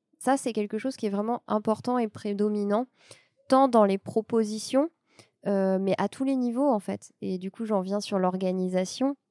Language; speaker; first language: French; native; French